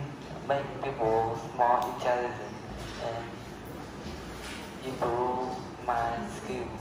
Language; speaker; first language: English; non-native, learner; Vietnamese